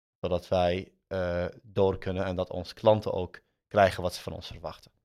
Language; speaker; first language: Dutch; early bilingual, other home language; Arabic